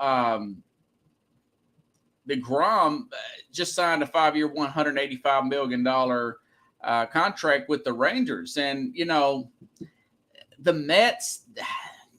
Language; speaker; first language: English; native; English